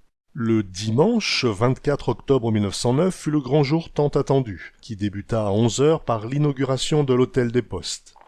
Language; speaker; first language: French; native; French